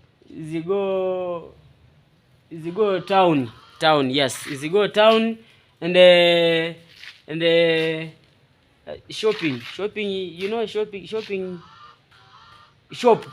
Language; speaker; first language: English; non-native, learner; Swahili